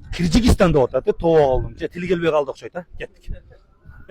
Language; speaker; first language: Turkish; non-native, learner; Kyrgyz